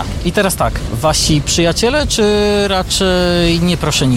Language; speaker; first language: Polish; native; Polish